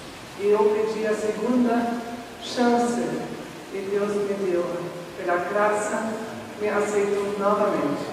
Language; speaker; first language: Portuguese; non-native, fluent; German